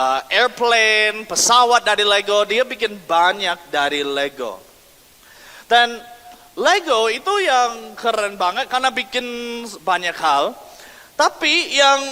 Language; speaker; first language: Indonesian; non-native, fluent; English